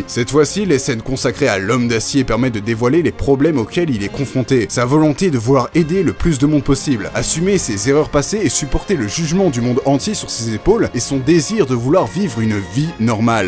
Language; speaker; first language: French; native; French